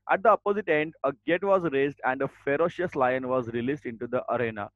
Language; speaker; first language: English; non-native, local second language; Marathi